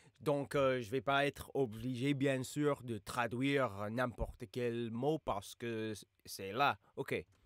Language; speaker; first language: French; non-native, fluent; English